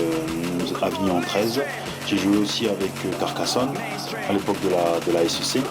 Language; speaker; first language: French; native; French